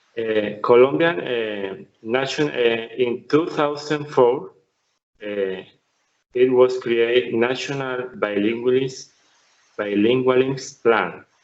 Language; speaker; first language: English; non-native, learner; Spanish